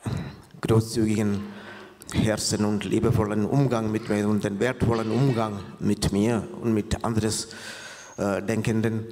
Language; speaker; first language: German; non-native, fluent; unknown